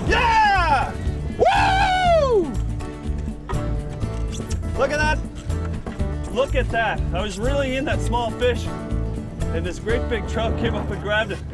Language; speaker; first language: English; native; English